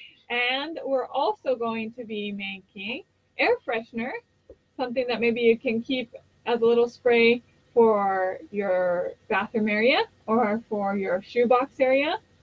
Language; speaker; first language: English; non-native, fluent; Japanese